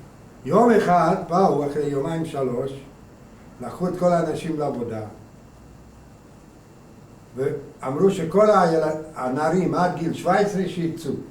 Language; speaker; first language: Hebrew; non-native, fluent; Hungarian